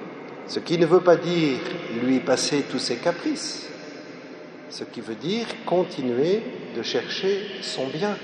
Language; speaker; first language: French; native; French